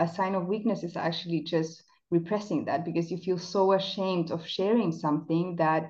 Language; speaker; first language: English; non-native, fluent; Spanish